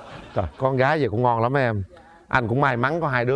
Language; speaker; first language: Vietnamese; native; Vietnamese